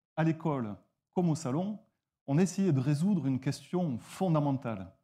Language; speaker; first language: French; native; French